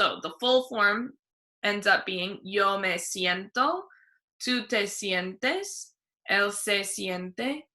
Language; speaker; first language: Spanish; non-native, fluent; English